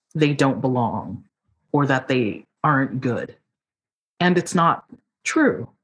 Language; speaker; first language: English; native; English